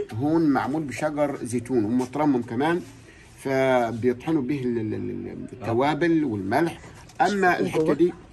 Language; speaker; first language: Egyptian Arabic; non-native, local second language; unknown